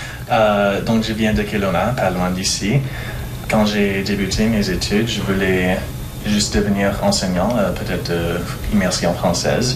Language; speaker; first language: French; non-native, local second language; English